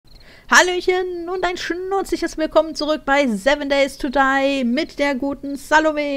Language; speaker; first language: German; native; German